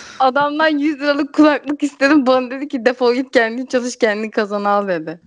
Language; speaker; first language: Turkish; native; Turkish